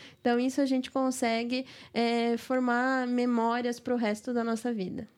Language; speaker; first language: Portuguese; native; Portuguese